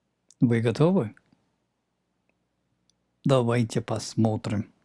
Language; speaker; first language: Russian; non-native, learner; English